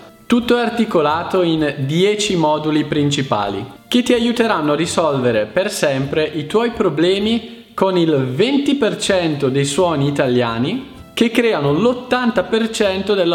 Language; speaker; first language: Italian; native; Italian